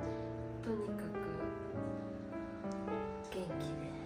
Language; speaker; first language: Japanese; native; Japanese